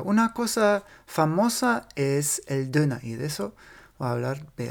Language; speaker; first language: Spanish; non-native, fluent; German